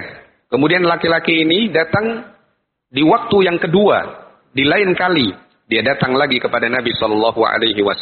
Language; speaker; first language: Indonesian; native; Indonesian